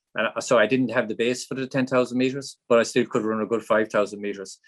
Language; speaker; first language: English; native; English